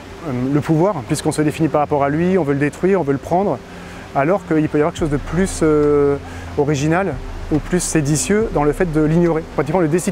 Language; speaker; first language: French; native; French